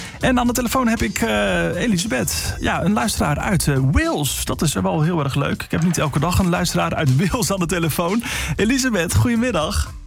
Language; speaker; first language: Dutch; native; Dutch